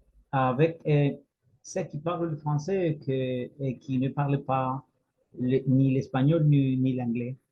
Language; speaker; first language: French; non-native, fluent; Spanish